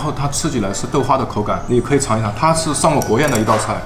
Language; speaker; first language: Chinese; native; Chinese